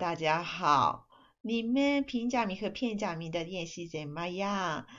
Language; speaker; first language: Chinese; non-native, fluent; Japanese